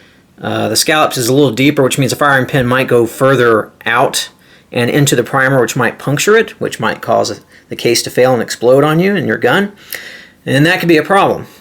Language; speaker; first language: English; native; English